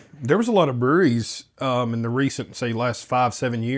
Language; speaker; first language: English; native; English